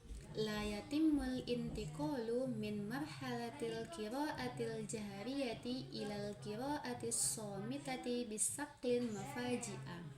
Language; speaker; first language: Arabic; non-native, learner; Indonesian